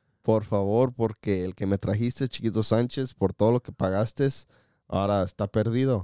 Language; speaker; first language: Spanish; early bilingual, heritage; Spanish